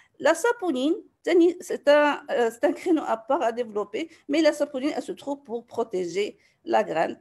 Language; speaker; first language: French; non-native, local second language; Arabic